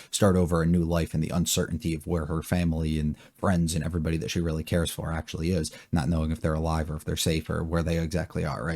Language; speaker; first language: English; native; English